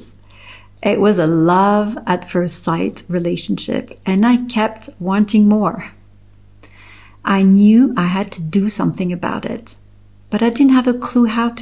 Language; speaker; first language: English; non-native, fluent; French